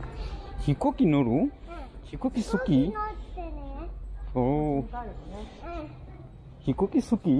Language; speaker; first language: Japanese; non-native, learner; Bangla